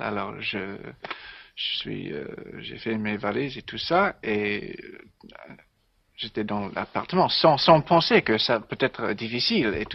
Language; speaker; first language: French; non-native, learner; English